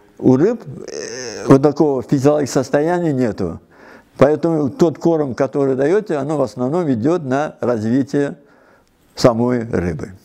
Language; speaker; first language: Russian; non-native, local second language; Uzbek